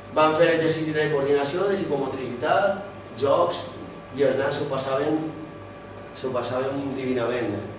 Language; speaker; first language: Catalan; native; Catalan